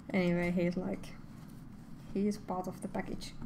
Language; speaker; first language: English; non-native, fluent; Finnish